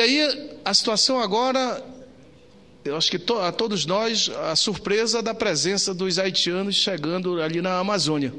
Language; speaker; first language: Portuguese; native; Portuguese